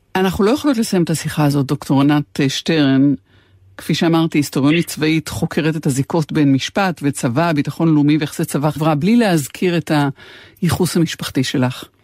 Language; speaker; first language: Hebrew; native; Hebrew